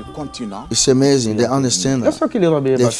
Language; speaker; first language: English; non-native, fluent; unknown